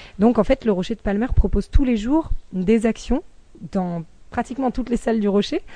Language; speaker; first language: French; native; French